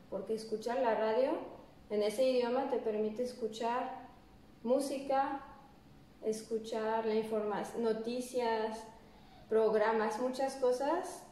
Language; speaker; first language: Spanish; non-native, fluent; French